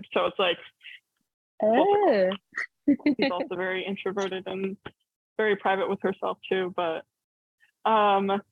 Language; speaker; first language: English; early bilingual, other home language; Arabic